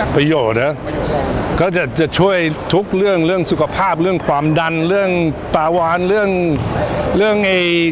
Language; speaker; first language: Thai; non-native, fluent; English